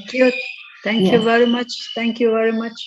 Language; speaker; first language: English; non-native, fluent; Indonesian